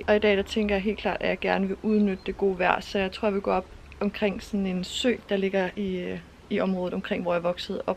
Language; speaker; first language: Danish; native; Danish